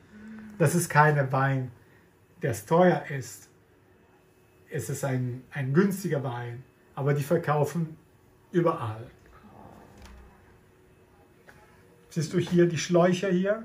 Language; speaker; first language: German; non-native, fluent; Italian